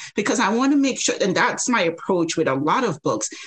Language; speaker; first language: English; non-native, local second language; Yoruba